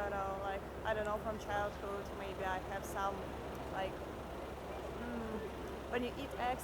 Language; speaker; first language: English; non-native, fluent; Russian